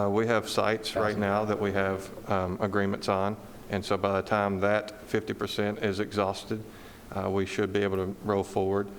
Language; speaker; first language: English; native; English